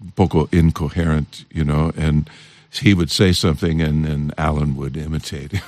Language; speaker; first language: English; native; English